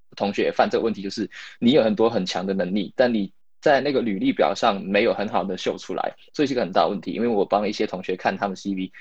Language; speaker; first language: Chinese; non-native, local second language; Cantonese